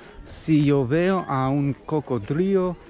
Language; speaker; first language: Spanish; non-native, learner; English